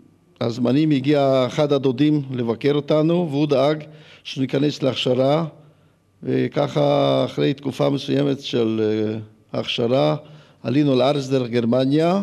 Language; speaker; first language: Hebrew; early bilingual, other home language; Hungarian